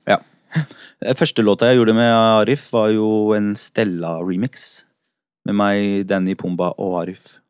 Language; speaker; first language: Norwegian; early bilingual, other home language; Spanish